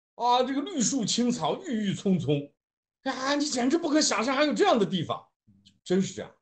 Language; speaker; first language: Chinese; native; Chinese